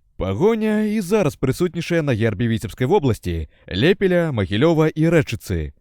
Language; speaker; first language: Belarusian; native; Belarusian